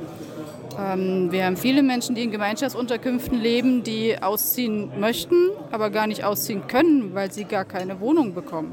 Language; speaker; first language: German; native; German